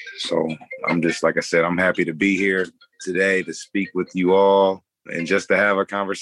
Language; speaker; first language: English; native; English